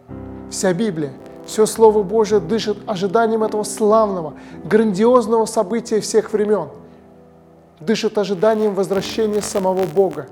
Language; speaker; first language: Russian; native; Russian